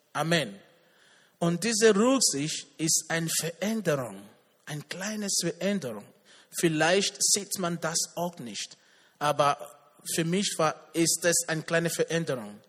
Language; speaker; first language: German; non-native, learner; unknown